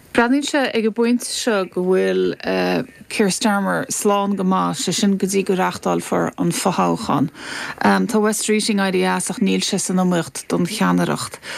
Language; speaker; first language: Irish; native; Irish